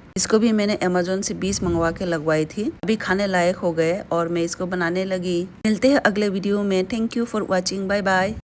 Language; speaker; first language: Hindi; non-native, local second language; Bangla